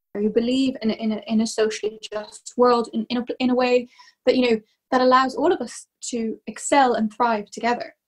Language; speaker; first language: English; native; English